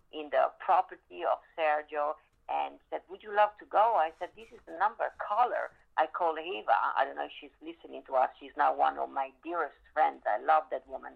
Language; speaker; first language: English; non-native, fluent; Italian